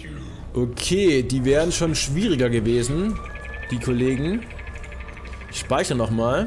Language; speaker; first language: German; native; German